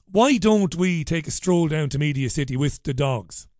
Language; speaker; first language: English; native; English